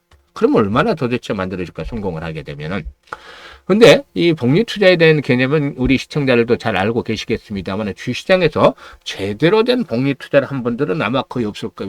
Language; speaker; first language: Korean; native; Korean